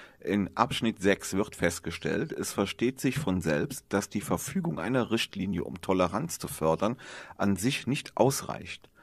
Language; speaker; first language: German; native; German